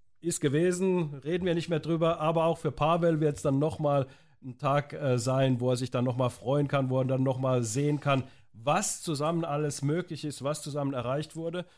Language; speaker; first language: German; native; German